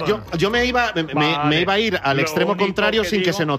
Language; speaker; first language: Spanish; native; Spanish